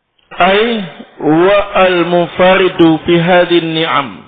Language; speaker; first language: Arabic; non-native, fluent; Indonesian